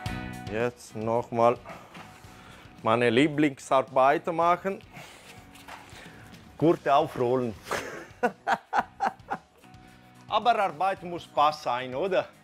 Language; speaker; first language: German; non-native, fluent; Italian